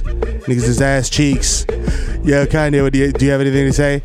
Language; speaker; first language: English; early bilingual, other home language; Spanish